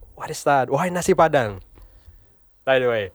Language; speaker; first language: English; non-native, fluent; Indonesian